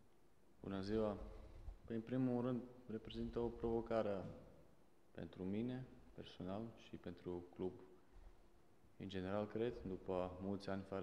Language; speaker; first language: Romanian; non-native, fluent; Serbian